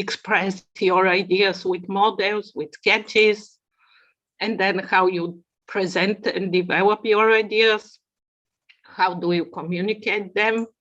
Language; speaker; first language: English; non-native, fluent; Bulgarian